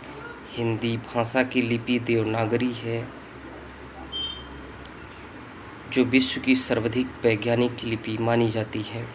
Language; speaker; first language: Hindi; native; Hindi